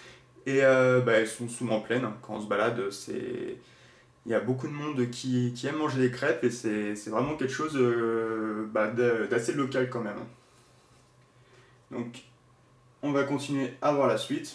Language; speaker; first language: French; native; French